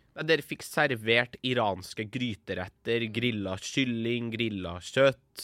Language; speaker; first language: Norwegian; early bilingual, other home language; Persian